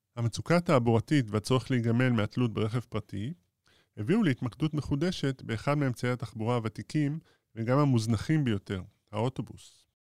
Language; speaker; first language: Hebrew; native; Hebrew